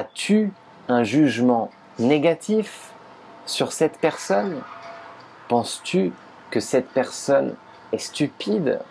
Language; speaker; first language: French; native; French